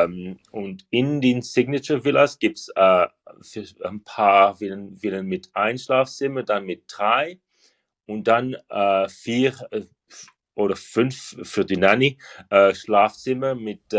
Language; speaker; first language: German; non-native, learner; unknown